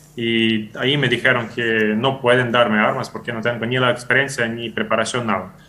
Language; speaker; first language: Spanish; non-native, fluent; Ukrainian